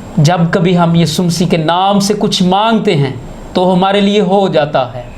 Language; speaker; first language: Urdu; non-native, local second language; Punjabi